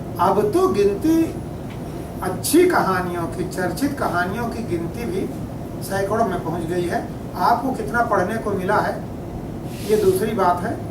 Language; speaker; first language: Hindi; native; Hindi